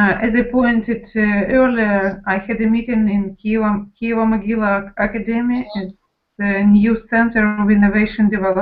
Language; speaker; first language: English; non-native, learner; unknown